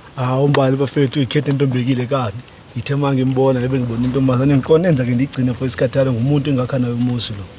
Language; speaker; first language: Zulu; non-native, local second language; Xhosa